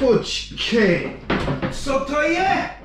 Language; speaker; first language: Czech; non-native, learner; English